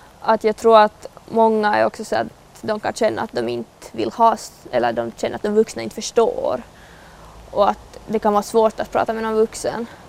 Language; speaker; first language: Swedish; native; Swedish